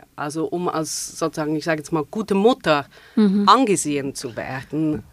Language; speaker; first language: German; native; German